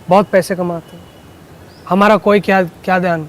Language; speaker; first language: Hindi; non-native, local second language; Telugu